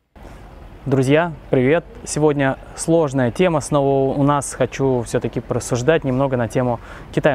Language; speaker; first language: Russian; native; Russian